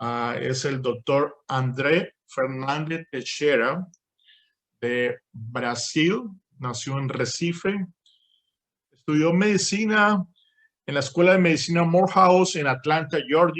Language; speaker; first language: Spanish; native; Spanish